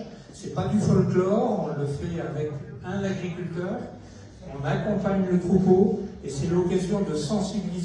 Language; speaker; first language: French; native; French